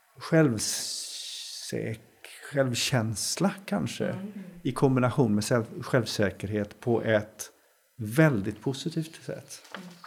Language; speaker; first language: Swedish; native; Swedish